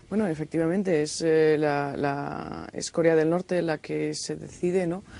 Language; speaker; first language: Spanish; native; Spanish